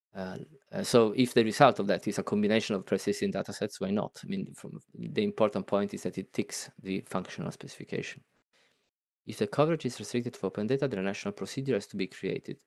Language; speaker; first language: English; non-native, fluent; Italian